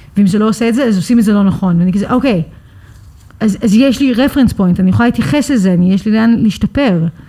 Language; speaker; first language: Hebrew; early bilingual, other home language; English